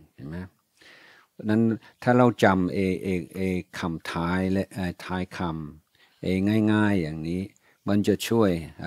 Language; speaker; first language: Thai; non-native, fluent; English